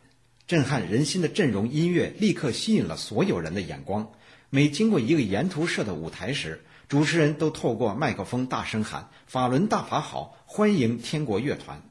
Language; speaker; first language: Chinese; native; Chinese